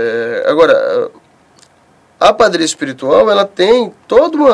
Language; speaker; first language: Portuguese; native; Portuguese